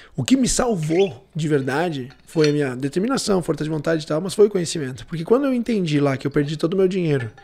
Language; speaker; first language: Portuguese; early bilingual, other home language; Italian